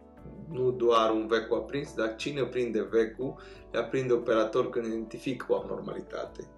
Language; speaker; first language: Romanian; non-native, fluent; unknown